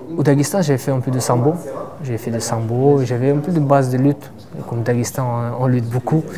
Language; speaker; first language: French; non-native, fluent; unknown